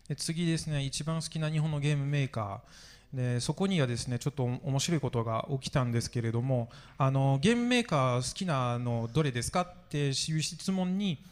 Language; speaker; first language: Japanese; non-native, fluent; French